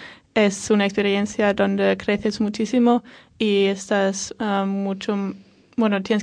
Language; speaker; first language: Spanish; non-native, fluent; German